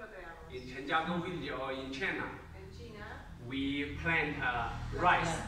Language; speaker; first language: English; non-native, learner; Chinese